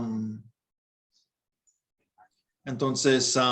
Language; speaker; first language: Spanish; non-native, learner; English